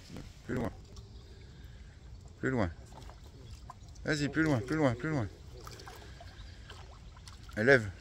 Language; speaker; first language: French; native; French